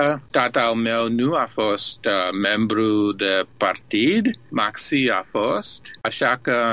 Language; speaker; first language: Romanian; early bilingual, heritage; Romanian